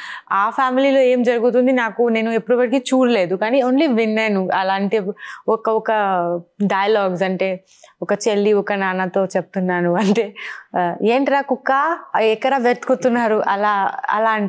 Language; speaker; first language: Telugu; non-native, learner; Bangla